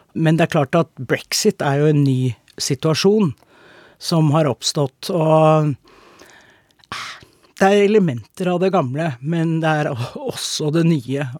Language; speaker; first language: Norwegian; native; Norwegian